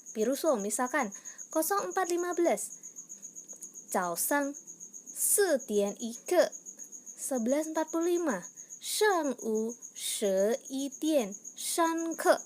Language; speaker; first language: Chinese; non-native, learner; Indonesian